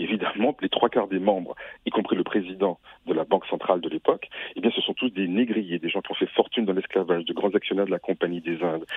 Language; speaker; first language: French; native; French